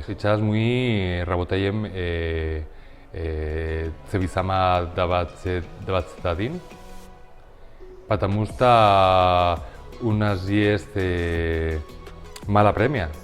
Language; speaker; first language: Russian; non-native, learner; Spanish